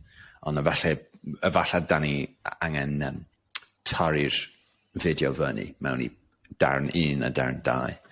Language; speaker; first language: Welsh; non-native, local second language; English